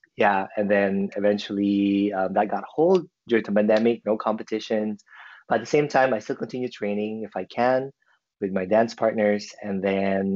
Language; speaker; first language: English; non-native, local second language; Filipino